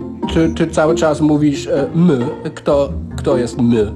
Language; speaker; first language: Polish; non-native, learner; German